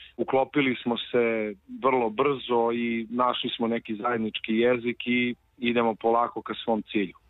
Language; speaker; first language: Serbian; native; Serbian